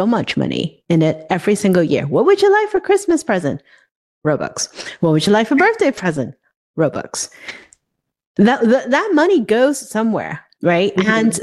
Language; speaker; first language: English; non-native, local second language; Cantonese